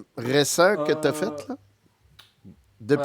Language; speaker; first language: French; native; French